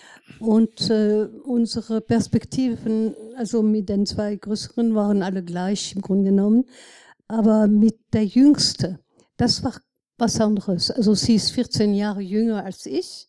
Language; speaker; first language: German; non-native, fluent; French